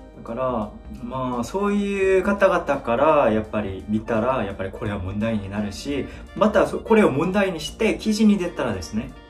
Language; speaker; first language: Japanese; non-native, fluent; Korean